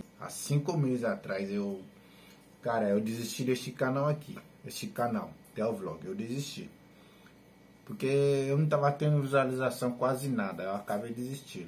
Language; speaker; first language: Portuguese; non-native, learner; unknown